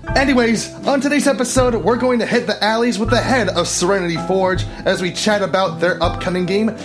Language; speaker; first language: English; native; English